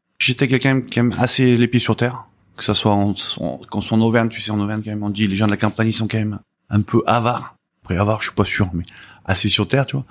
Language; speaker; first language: French; early bilingual, other home language; Korean